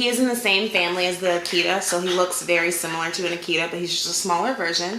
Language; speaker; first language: English; native; English